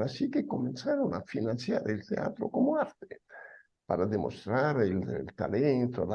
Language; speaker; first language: Spanish; non-native, fluent; Italian